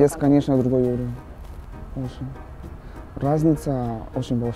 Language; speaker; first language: Russian; non-native, learner; Portuguese